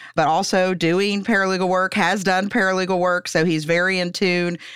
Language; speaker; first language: English; native; English